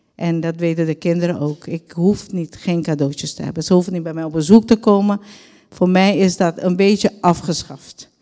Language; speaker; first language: Dutch; non-native, local second language; Papiamento